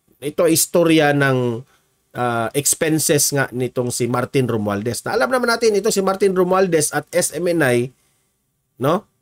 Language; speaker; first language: Filipino; native; Filipino